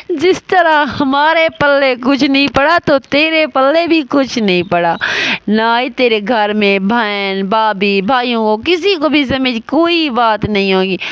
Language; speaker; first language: Urdu; non-native, local second language; Saraiki